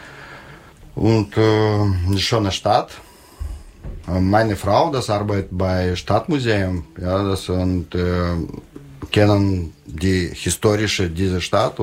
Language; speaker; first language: German; non-native, learner; Russian